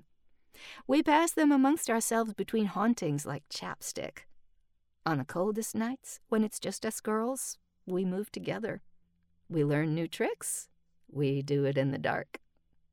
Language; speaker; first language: English; early bilingual, other home language; Spanish